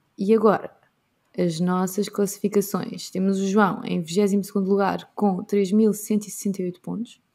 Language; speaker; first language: Portuguese; native; Portuguese